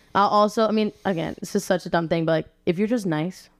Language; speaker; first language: English; non-native, fluent; Italian